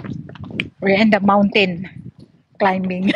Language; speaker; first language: English; non-native, learner; Filipino